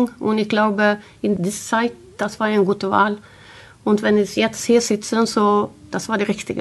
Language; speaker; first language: German; non-native, learner; Swedish